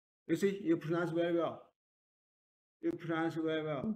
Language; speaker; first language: English; non-native, learner; Chinese